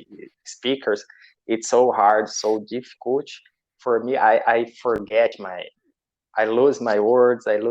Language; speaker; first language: English; non-native, learner; Portuguese